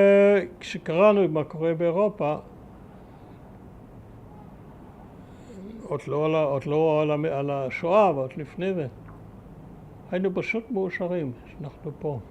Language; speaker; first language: Hebrew; early bilingual, other home language; German